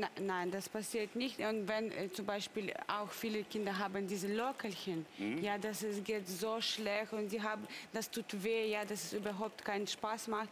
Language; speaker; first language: German; non-native, learner; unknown